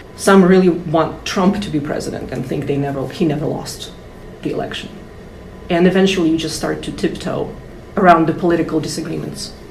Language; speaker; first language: English; non-native, fluent; Russian